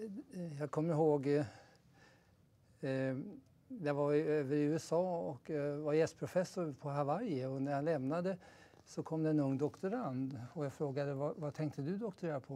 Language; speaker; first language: Swedish; native; Swedish